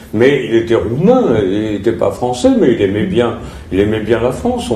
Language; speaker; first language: French; early bilingual, other home language; Russian